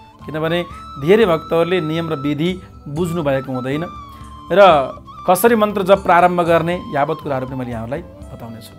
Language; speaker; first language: Nepali; native; Nepali